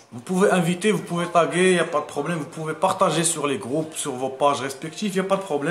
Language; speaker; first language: French; non-native, local second language; Arabic